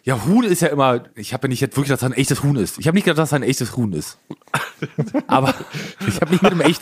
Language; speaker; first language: German; native; German